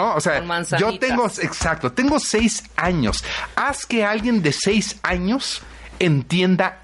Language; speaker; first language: Spanish; native; Spanish